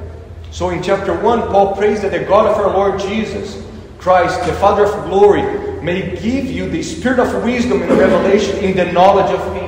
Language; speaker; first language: English; non-native, fluent; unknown